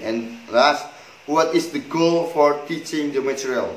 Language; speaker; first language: English; non-native, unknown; Indonesian